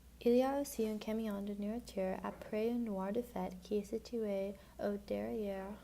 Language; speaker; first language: French; non-native, learner; English